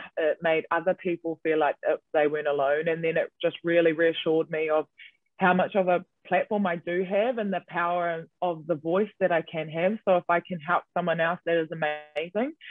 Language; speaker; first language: English; native; English